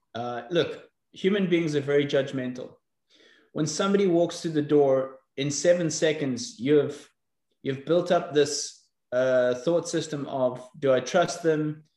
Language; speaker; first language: English; native; English